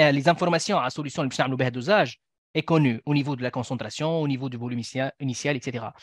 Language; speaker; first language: French; non-native, local second language; Arabic